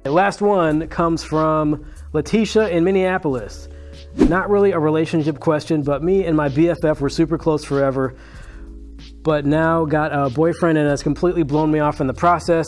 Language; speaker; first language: English; native; English